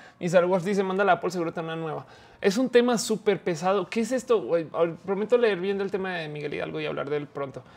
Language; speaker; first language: Spanish; native; Spanish